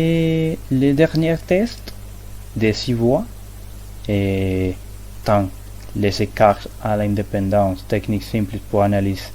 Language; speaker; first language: French; non-native, learner; Spanish